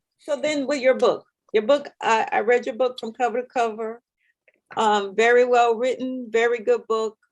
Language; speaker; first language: English; native; English